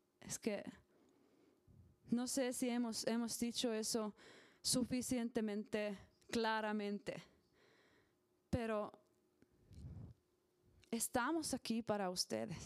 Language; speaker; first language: Spanish; non-native, learner; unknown